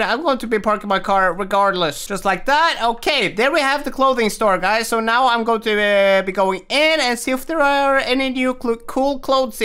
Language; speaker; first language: English; native; English